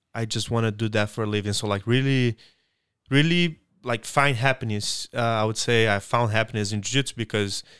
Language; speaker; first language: English; non-native, fluent; Portuguese